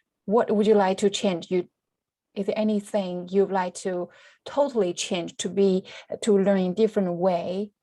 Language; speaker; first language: English; non-native, fluent; Chinese